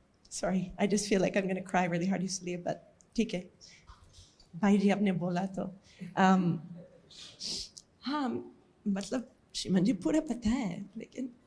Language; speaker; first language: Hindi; non-native, learner; English